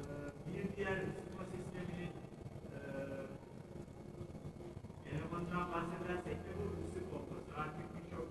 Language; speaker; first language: Turkish; native; Turkish